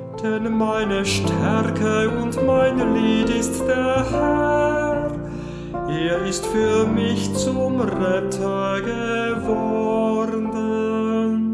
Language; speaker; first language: German; native; German